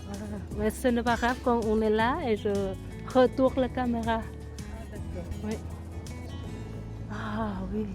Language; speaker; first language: French; non-native, learner; Vietnamese